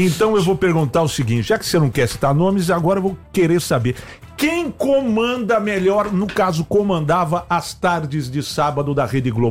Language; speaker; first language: Portuguese; native; Portuguese